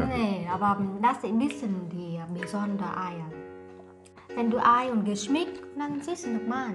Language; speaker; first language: German; non-native, learner; Vietnamese